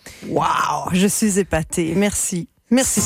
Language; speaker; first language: French; native; French